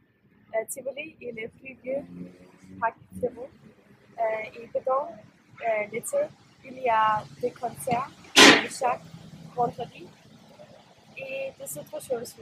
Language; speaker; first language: French; non-native, learner; Danish